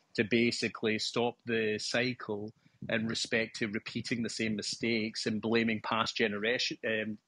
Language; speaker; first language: English; native; English